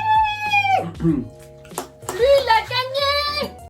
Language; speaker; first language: French; non-native, learner; Chinese